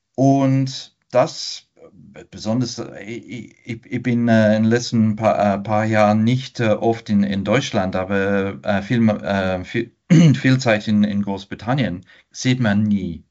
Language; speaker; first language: German; non-native, fluent; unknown